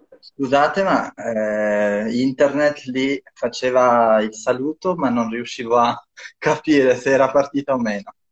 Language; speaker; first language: Italian; non-native, fluent; Albanian